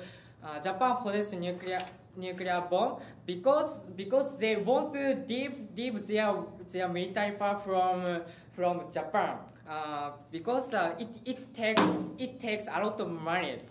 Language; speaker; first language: English; non-native, learner; Japanese